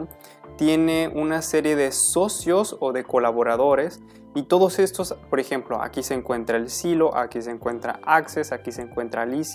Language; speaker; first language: Spanish; native; Spanish